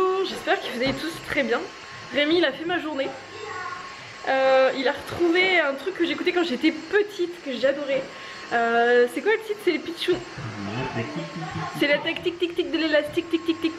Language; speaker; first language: French; native; French